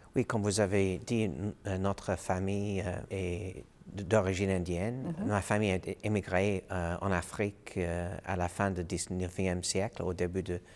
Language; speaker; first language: French; non-native, fluent; English